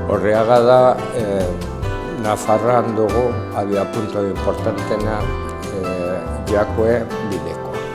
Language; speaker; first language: Basque; non-native, local second language; Spanish